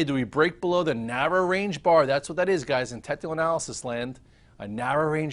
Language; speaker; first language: English; native; English